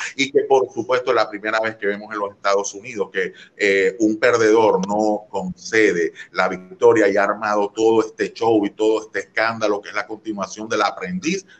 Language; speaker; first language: Spanish; native; Spanish